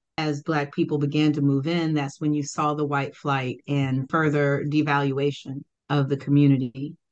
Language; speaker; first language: English; native; English